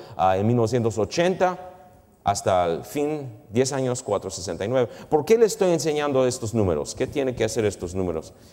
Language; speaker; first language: Spanish; early bilingual, heritage; Spanish